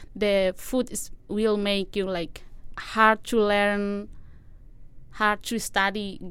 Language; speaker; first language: English; non-native, learner; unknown